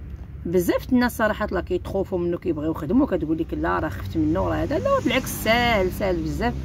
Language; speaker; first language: Arabic; native; Arabic